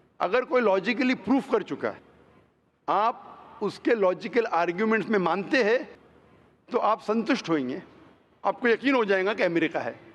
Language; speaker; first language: Hindi; non-native, local second language; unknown